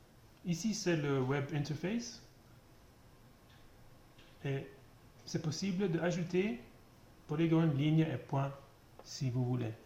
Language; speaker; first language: French; non-native, learner; German